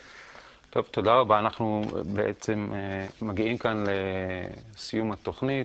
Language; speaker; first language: Hebrew; native; Hebrew